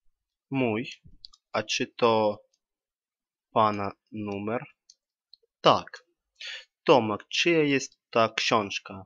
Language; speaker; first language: Polish; non-native, learner; Russian